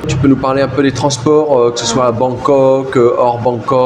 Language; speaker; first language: French; native; French